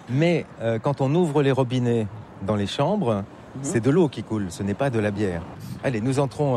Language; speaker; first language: French; native; French